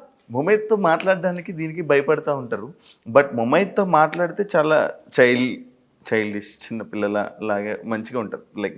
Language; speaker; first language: Telugu; native; Telugu